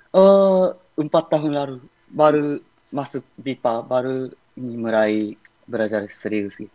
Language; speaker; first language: Indonesian; non-native, learner; Japanese